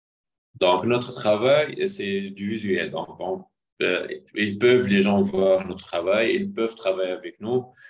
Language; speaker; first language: French; non-native, fluent; Arabic